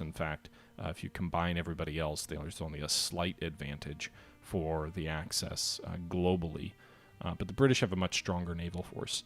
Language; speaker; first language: English; native; English